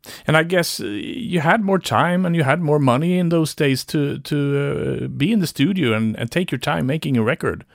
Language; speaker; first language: English; non-native, fluent; Swedish